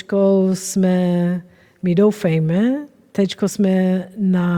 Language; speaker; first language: Czech; non-native, fluent; German